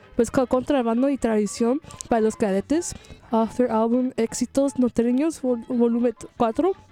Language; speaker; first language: English; early bilingual, other home language; Spanish